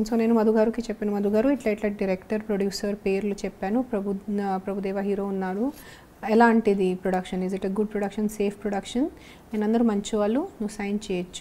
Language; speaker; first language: Telugu; non-native, local second language; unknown